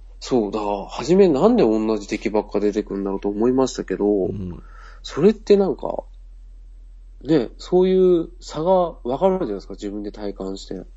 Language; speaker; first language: Japanese; native; Japanese